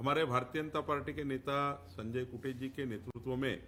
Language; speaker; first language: Hindi; non-native, local second language; Marathi